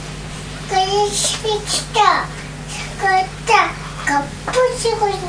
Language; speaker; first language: Japanese; native; Japanese